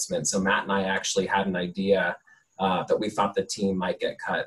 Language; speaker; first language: English; native; English